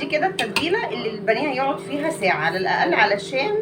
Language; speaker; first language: Arabic; native; Arabic